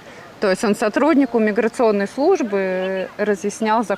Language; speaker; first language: Russian; native; Russian